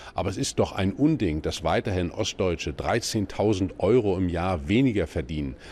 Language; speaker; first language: German; native; German